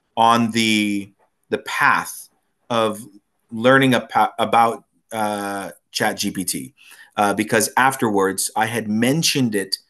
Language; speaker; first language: English; native; English